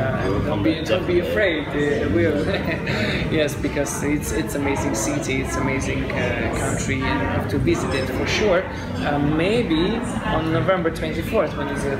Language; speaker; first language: English; non-native, fluent; Russian